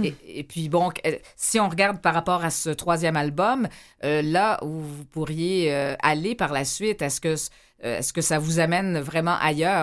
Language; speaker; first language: French; native; French